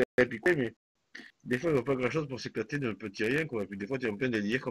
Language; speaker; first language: French; native; French